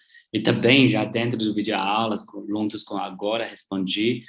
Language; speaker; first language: Portuguese; non-native, learner; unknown